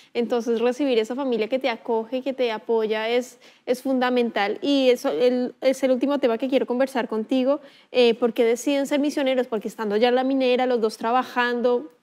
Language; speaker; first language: Spanish; native; Spanish